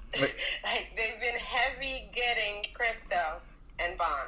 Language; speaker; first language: English; native; English